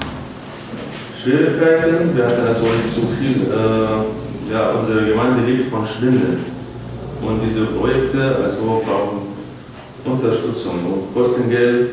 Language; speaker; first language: German; non-native, fluent; Arabic